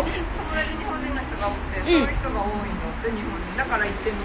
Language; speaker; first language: Japanese; native; Japanese